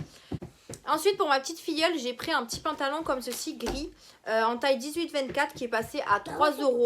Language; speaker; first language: French; native; French